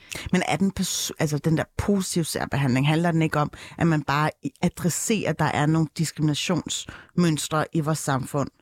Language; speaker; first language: Danish; early bilingual, other home language; Turkish